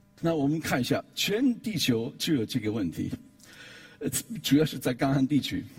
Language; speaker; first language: Chinese; non-native, fluent; German